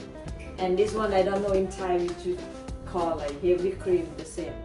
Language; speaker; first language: English; non-native, learner; Thai